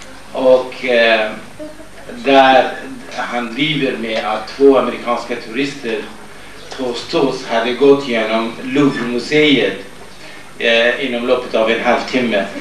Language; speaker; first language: Swedish; non-native, fluent; Kurdish